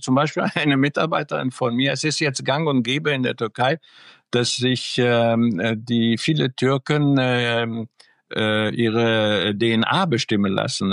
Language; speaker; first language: German; early bilingual, other home language; Greek